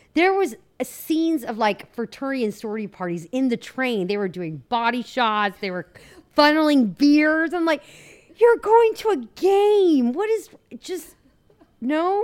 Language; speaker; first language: English; native; English